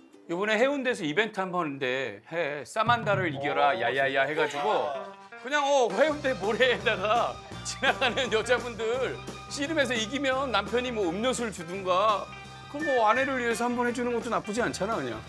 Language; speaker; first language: Korean; native; Korean